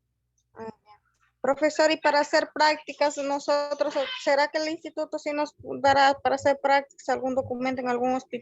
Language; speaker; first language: Spanish; native; Spanish